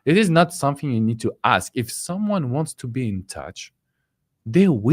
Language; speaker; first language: English; non-native, fluent; French